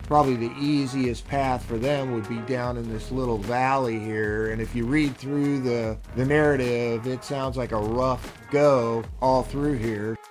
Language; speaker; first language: English; native; English